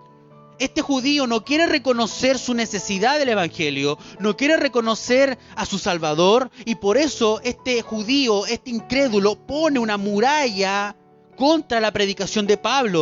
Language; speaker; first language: Spanish; native; Spanish